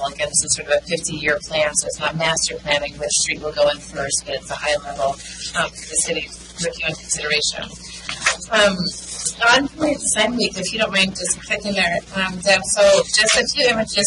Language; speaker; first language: English; native; English